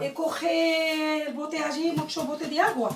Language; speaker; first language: Spanish; non-native, learner; Arabic